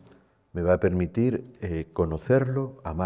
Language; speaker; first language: Spanish; native; Spanish